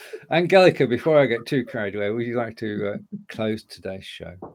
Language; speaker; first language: English; native; English